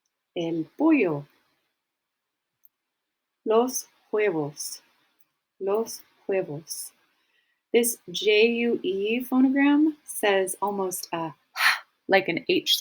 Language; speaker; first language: Spanish; non-native, fluent; English